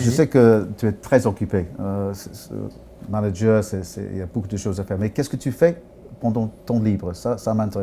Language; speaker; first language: French; non-native, fluent; English